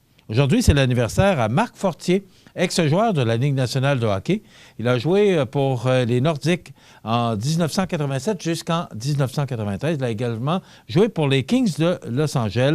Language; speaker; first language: French; native; French